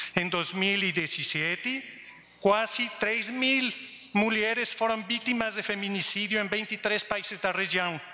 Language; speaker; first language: Portuguese; non-native, learner; Spanish